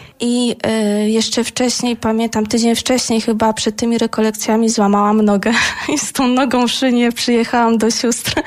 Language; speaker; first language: Polish; native; Polish